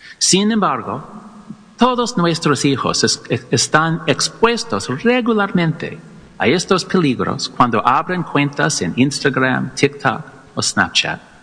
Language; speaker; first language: Spanish; non-native, learner; English